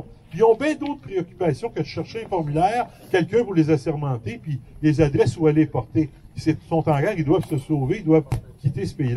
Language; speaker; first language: French; native; French